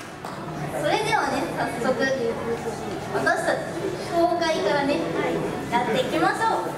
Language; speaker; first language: Japanese; native; Japanese